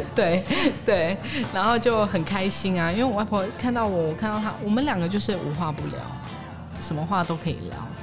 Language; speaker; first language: Chinese; native; Chinese